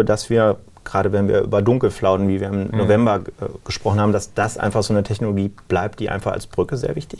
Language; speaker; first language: German; native; German